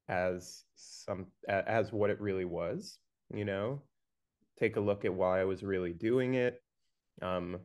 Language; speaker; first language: English; native; English